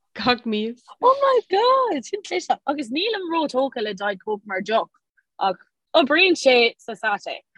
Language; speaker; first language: Irish; non-native, local second language; English